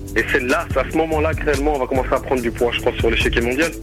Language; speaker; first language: French; native; French